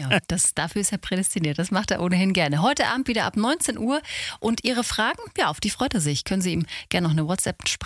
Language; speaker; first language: German; native; German